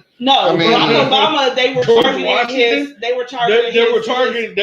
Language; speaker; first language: English; native; English